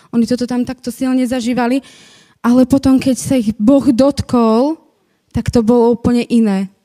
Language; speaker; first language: Slovak; native; Slovak